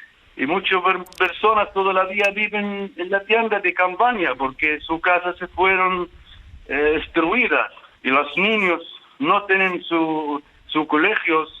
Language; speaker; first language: Spanish; non-native, fluent; Arabic